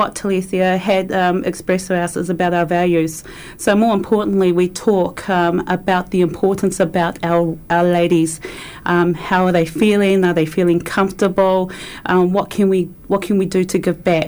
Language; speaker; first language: English; native; English